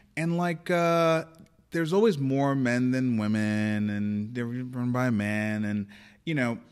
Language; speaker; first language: English; native; English